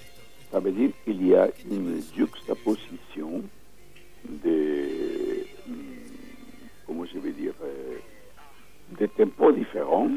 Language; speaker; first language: French; non-native, fluent; Spanish